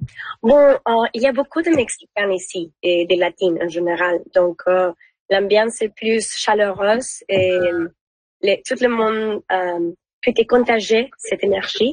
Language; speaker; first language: French; non-native, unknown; Spanish